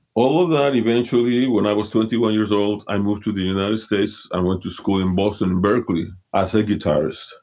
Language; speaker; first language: English; early bilingual, other home language; Spanish